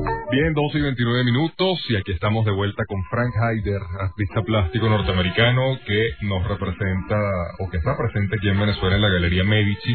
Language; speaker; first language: Spanish; native; Spanish